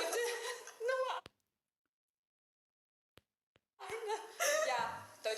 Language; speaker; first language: German; non-native, learner; Chinese